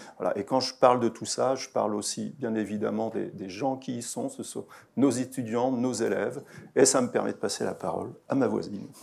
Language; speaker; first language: French; native; French